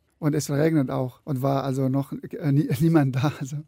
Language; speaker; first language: German; non-native, learner; Arabic